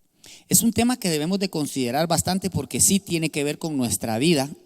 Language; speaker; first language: Spanish; native; Spanish